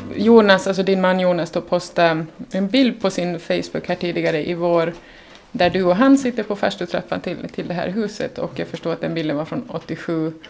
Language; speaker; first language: Swedish; native; Swedish